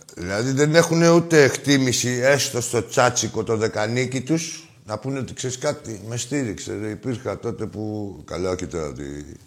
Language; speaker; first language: Greek; native; Greek